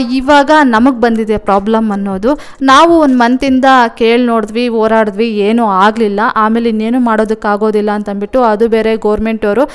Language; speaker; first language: Kannada; native; Kannada